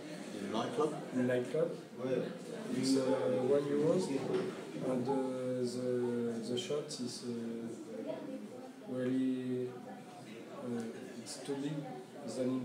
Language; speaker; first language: English; non-native, learner; French